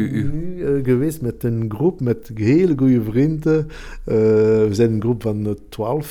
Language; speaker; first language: Dutch; non-native, local second language; Italian